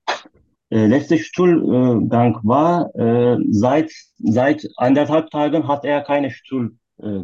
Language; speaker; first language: German; non-native, learner; Turkish